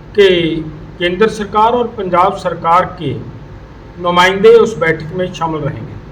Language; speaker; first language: Hindi; non-native, local second language; Punjabi